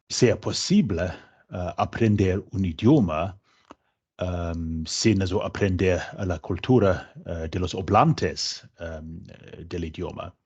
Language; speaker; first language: Spanish; non-native, fluent; English